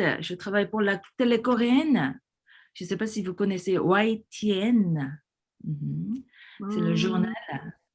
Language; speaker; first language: French; non-native, fluent; Korean